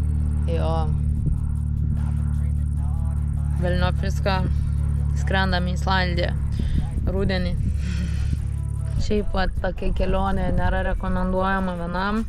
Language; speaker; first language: Lithuanian; native; Lithuanian